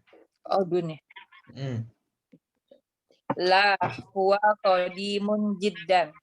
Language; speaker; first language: Arabic; non-native, learner; Indonesian